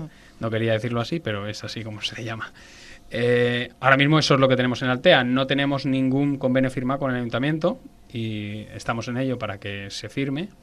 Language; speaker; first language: Spanish; native; Spanish